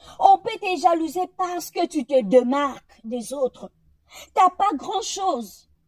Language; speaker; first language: French; non-native, local second language; Lingala